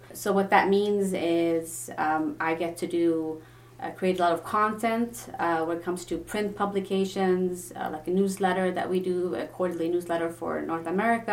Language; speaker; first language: English; non-native, fluent; Swedish